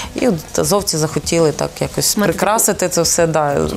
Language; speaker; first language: Ukrainian; native; Ukrainian